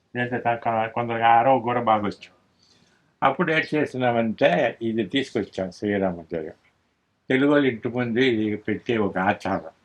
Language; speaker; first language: Telugu; early bilingual, heritage; Telugu